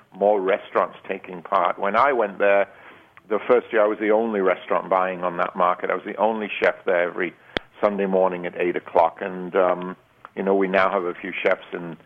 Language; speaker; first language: English; native; English